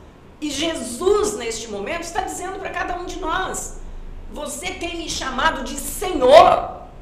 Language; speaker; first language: Portuguese; native; Portuguese